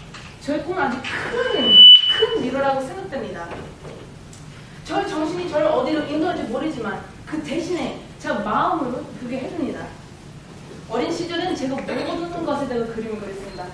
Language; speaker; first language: Korean; early bilingual, heritage; Korean